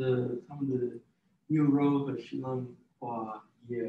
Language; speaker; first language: Chinese; non-native, learner; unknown